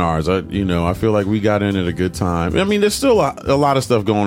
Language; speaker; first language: English; native; English